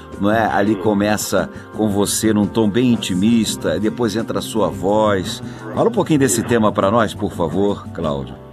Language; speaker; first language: Portuguese; native; Portuguese